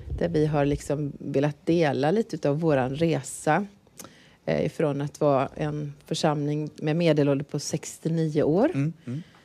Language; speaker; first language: Swedish; native; Swedish